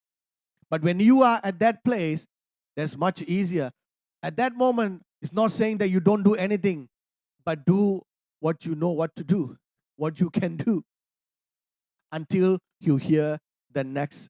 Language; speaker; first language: English; non-native, local second language; Tamil